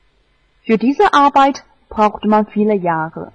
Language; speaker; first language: German; non-native, fluent; Chinese